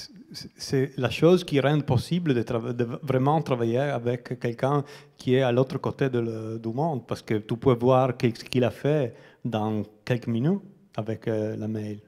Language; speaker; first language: French; non-native, learner; Italian